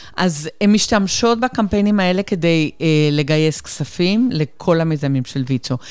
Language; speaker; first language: Hebrew; non-native, fluent; Spanish